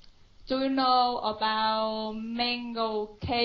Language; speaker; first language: English; non-native, learner; Vietnamese